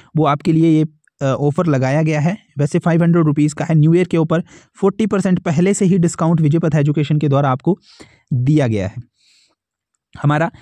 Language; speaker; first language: Hindi; native; Hindi